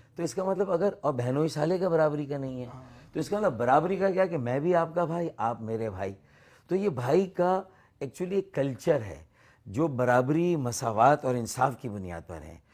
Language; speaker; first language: Urdu; non-native, local second language; Memoni